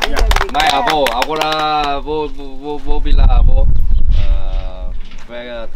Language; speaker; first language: Portuguese; non-native, learner; Vietnamese